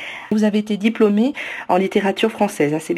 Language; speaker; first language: French; native; French